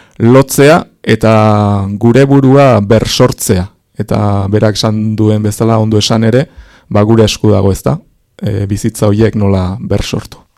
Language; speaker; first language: Basque; native; Basque